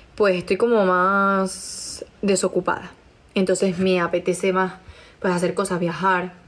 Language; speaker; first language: Spanish; native; Spanish